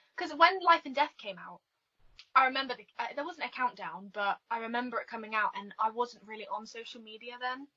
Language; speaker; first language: English; native; English